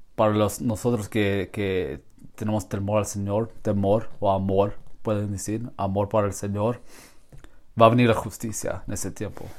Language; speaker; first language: Spanish; non-native, learner; English